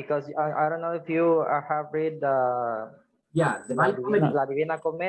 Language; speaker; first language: English; non-native, fluent; Spanish